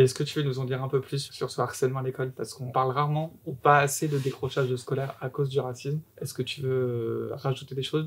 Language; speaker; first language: French; native; French